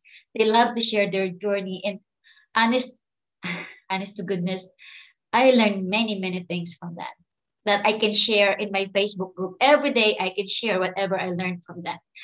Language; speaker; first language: English; non-native, local second language; Filipino